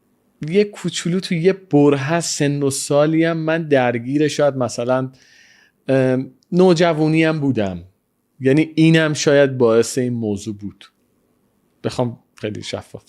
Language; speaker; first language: Persian; native; Persian